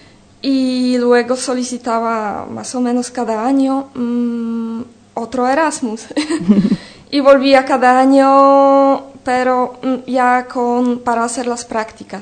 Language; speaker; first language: Spanish; non-native, fluent; Polish